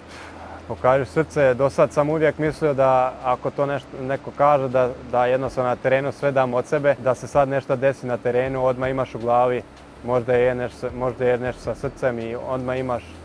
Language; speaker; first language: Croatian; early bilingual, heritage; Croatian